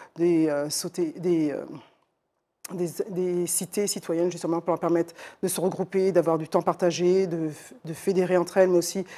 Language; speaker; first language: French; native; French